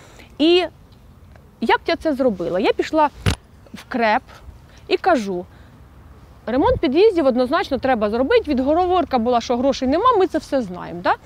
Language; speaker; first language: Ukrainian; native; Ukrainian